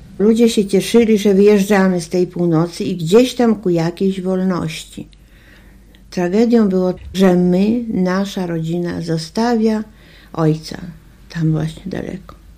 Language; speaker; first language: Polish; native; Polish